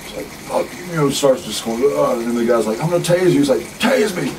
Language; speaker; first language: English; native; English